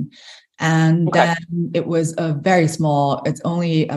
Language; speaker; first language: English; non-native, local second language; Cantonese